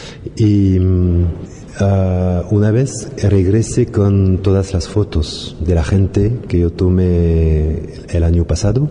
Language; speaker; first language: Spanish; non-native, learner; French